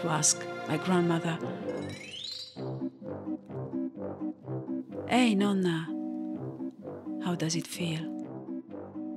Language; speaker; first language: English; non-native, fluent; Italian